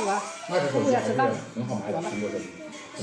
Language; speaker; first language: Chinese; native; Chinese